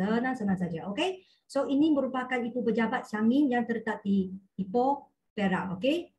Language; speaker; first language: Malay; non-native, local second language; Cantonese